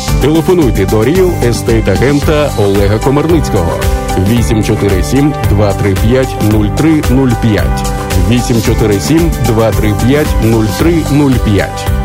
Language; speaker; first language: Ukrainian; native; Ukrainian